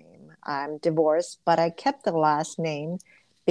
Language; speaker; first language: English; early bilingual, other home language; Korean